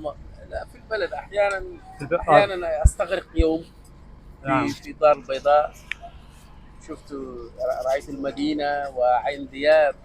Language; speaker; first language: Arabic; non-native, fluent; Tamasheq